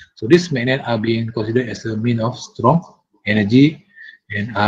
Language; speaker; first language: English; non-native, local second language; Malay